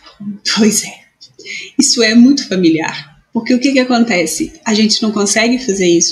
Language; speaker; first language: Portuguese; native; Portuguese